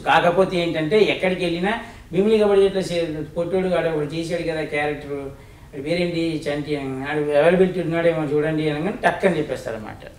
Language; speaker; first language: Telugu; native; Telugu